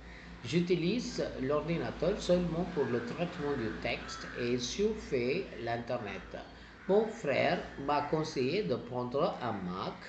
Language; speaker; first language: French; non-native, fluent; Tamil